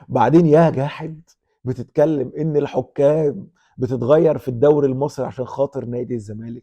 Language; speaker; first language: Arabic; native; Arabic